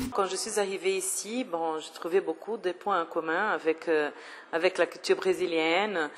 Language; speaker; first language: French; non-native, fluent; Portuguese